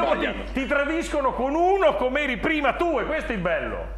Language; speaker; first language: Italian; native; Italian